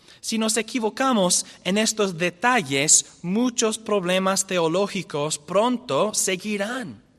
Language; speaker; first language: Spanish; non-native, fluent; English